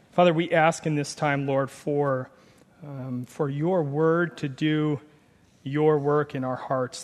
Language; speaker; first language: English; native; English